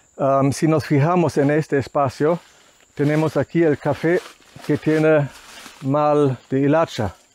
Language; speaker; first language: Spanish; non-native, fluent; German